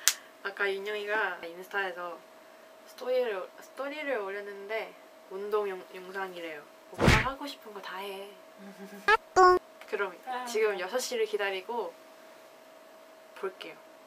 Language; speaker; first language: Korean; non-native, fluent; Chinese